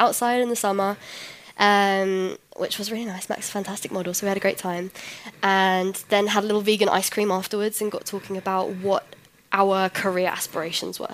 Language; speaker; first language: English; native; English